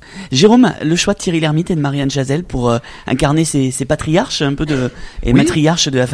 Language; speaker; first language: French; native; French